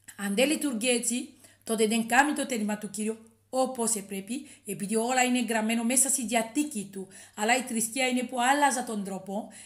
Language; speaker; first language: Greek; non-native, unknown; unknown